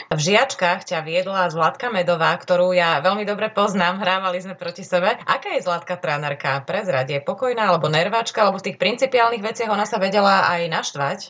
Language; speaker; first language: Slovak; native; Slovak